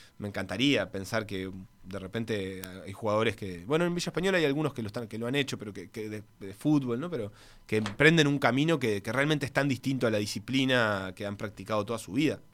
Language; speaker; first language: Spanish; native; Spanish